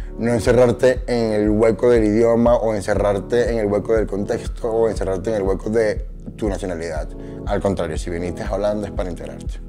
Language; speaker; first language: Spanish; native; Spanish